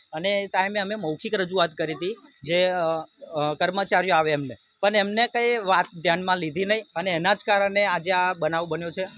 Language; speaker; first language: Gujarati; native; Gujarati